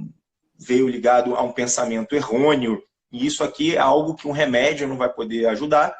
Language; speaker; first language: Portuguese; native; Portuguese